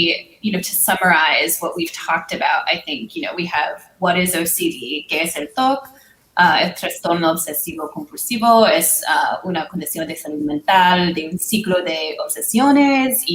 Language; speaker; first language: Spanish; non-native, learner; English